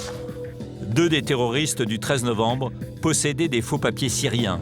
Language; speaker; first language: French; native; French